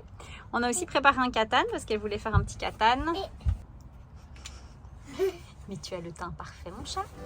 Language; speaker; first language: French; native; French